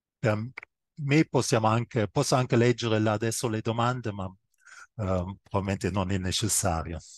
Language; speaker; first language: Italian; non-native, fluent; German